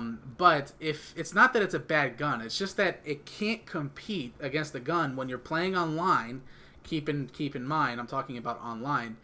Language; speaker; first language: English; native; English